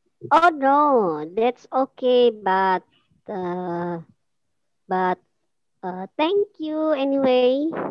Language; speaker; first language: English; non-native, learner; Indonesian